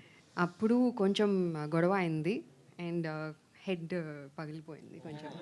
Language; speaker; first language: Telugu; non-native, fluent; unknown